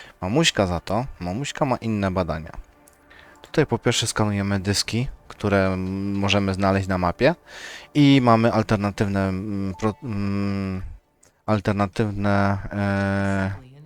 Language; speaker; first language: Polish; native; Polish